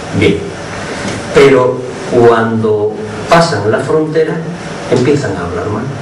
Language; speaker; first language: Spanish; native; Spanish